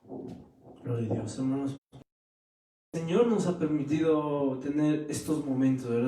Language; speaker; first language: Spanish; native; Spanish